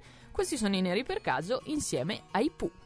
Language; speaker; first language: Italian; native; Italian